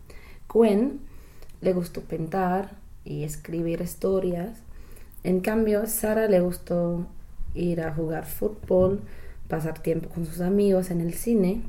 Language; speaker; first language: Spanish; non-native, learner; English